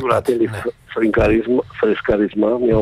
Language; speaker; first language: Greek; non-native, fluent; Slovak